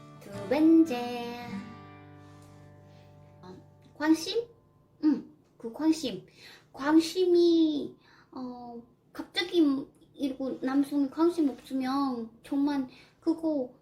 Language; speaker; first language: Korean; non-native, learner; Vietnamese